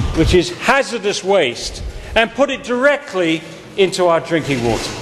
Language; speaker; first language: English; native; English